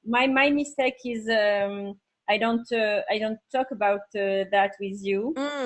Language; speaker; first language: English; non-native, learner; French